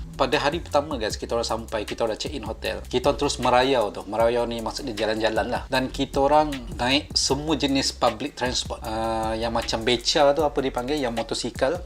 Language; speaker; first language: Malay; native; Malay